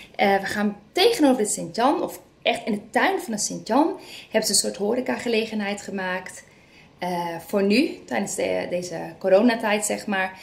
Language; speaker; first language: Dutch; non-native, fluent; Spanish